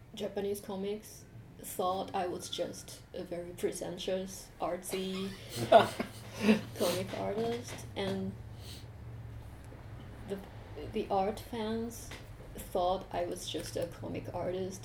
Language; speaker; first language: English; non-native, fluent; Japanese